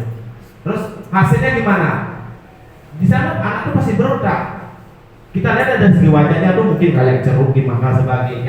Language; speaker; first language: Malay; non-native, local second language; Balinese